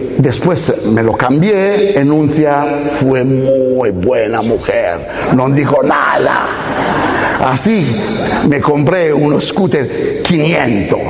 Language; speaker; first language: Spanish; non-native, fluent; Italian